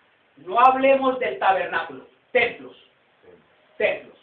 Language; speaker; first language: Spanish; native; Spanish